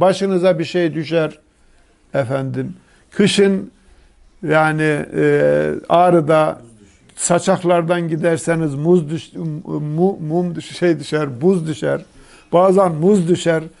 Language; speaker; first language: Turkish; native; Turkish